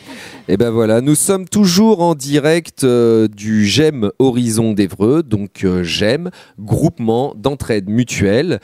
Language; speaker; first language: French; native; French